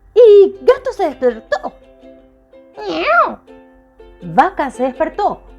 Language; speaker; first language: Spanish; native; Spanish